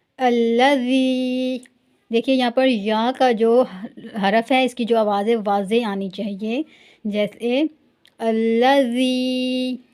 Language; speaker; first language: Urdu; native; Urdu